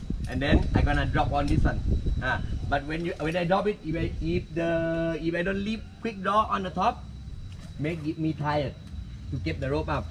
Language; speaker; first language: English; non-native, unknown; Thai